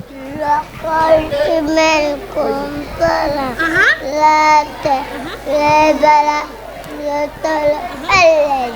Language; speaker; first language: French; non-native, learner; Wolof